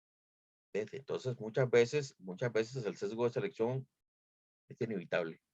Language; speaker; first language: Spanish; native; Spanish